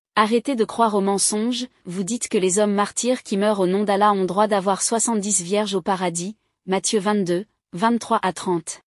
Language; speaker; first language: French; non-native, local second language; Rundi